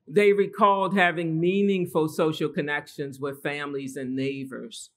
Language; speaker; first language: English; native; English